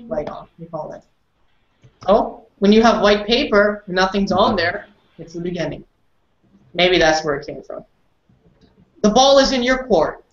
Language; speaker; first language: English; non-native, fluent; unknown